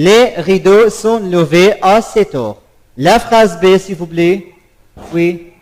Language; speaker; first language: French; non-native, fluent; Arabic